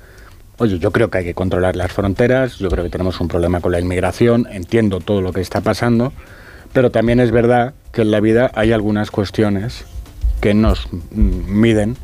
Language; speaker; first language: Spanish; native; Spanish